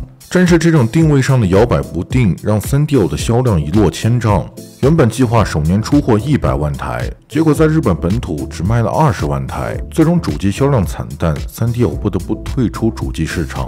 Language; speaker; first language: Chinese; native; Chinese